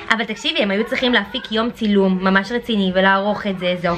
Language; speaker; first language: Hebrew; native; Hebrew